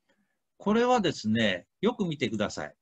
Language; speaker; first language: Japanese; native; Japanese